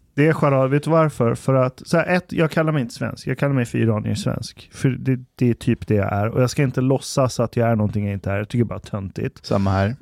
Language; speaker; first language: Swedish; early bilingual, other home language; Persian